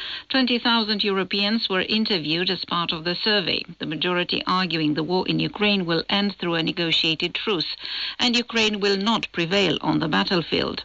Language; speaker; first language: English; non-native, fluent; Romanian